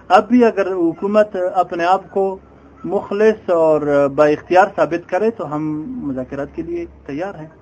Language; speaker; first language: Urdu; non-native, local second language; Pashto